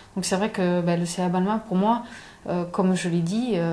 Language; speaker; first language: French; native; French